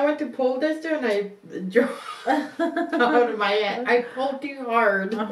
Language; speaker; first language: English; native; English